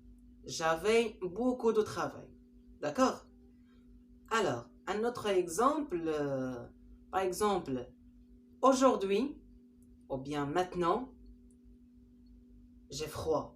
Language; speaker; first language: French; non-native, local second language; Arabic